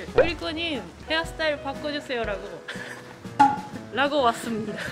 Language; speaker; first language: Korean; non-native, learner; Japanese